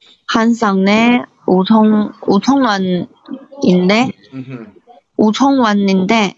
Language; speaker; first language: Korean; non-native, learner; Chinese